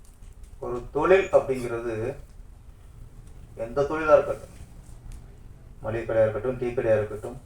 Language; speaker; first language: Tamil; native; Tamil